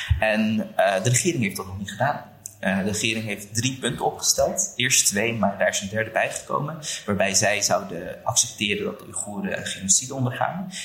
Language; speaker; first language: Dutch; early bilingual, other home language; Uyghur